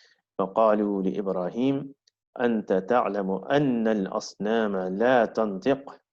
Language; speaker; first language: Arabic; non-native, fluent; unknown